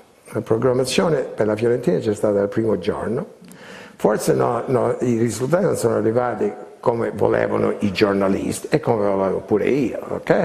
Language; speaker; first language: Italian; early bilingual, heritage; Italian